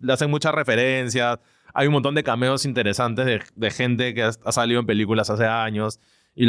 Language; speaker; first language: Spanish; native; Spanish